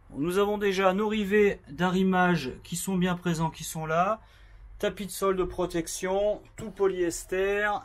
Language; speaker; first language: French; native; French